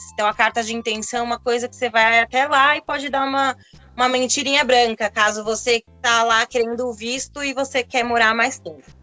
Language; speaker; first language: Portuguese; native; Portuguese